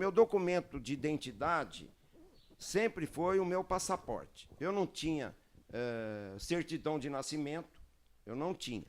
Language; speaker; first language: Portuguese; early bilingual, other home language; Arabic